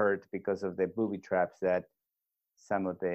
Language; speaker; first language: English; non-native, fluent; Spanish